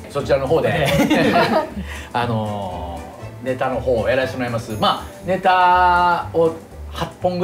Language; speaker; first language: Japanese; native; Japanese